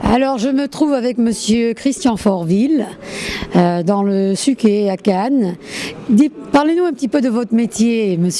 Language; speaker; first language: French; native; French